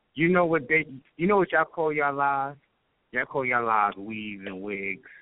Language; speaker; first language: English; native; English